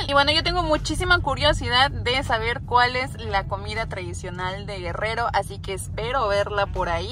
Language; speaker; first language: Spanish; native; Spanish